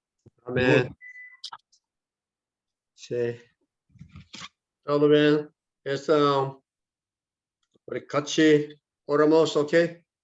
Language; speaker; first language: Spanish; non-native, learner; Korean